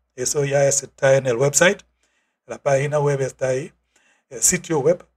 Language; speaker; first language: Spanish; non-native, fluent; English